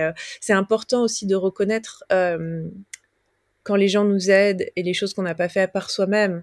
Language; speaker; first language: French; native; French